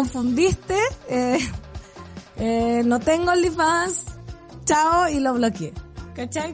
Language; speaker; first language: Spanish; native; Spanish